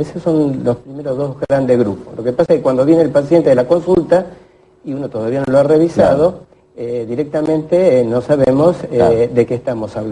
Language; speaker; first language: Spanish; native; Spanish